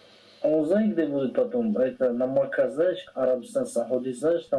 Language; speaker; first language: Russian; non-native, learner; Tajik